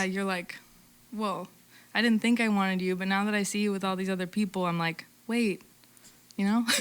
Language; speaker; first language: English; native; English